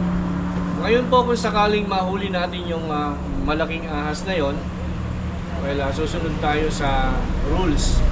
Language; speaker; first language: Filipino; native; Filipino